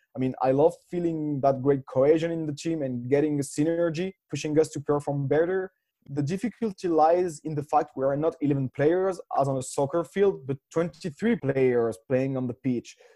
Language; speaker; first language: English; non-native, fluent; French